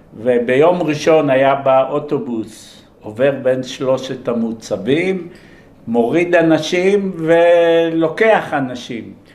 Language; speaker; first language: Hebrew; early bilingual, other home language; Polish